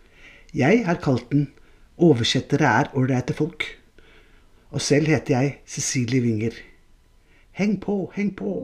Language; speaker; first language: Norwegian; native; Norwegian